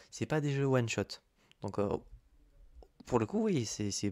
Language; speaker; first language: French; native; French